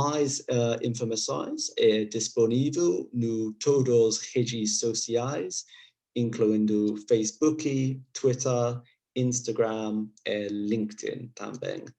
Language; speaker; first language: Portuguese; non-native, learner; English